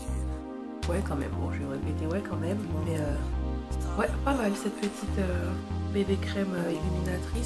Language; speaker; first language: French; native; French